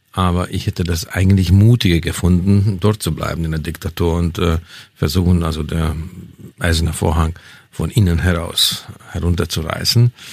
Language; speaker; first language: German; non-native, fluent; Hungarian